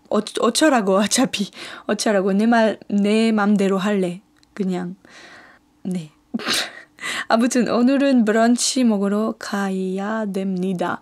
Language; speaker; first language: Korean; non-native, fluent; French